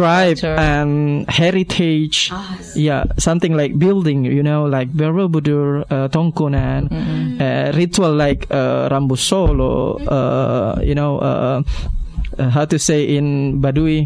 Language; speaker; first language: English; non-native, learner; Indonesian